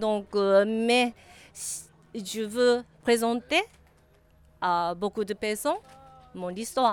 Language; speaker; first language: French; non-native, learner; Japanese